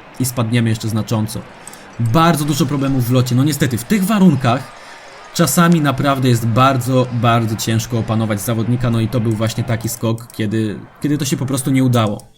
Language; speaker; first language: Polish; native; Polish